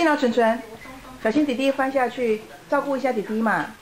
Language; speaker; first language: Chinese; native; Chinese